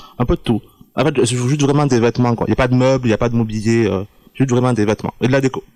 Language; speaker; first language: French; native; French